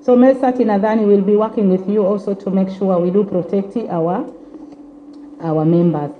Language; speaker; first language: English; non-native, local second language; Swahili